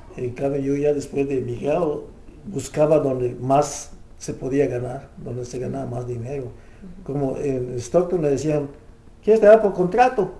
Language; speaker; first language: Spanish; native; Spanish